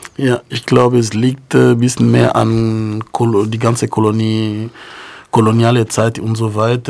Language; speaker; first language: German; non-native, fluent; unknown